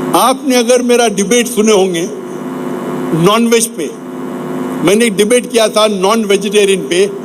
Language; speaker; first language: Urdu; non-native, local second language; Konkani